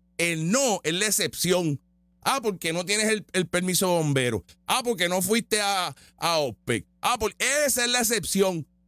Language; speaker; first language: Spanish; native; Spanish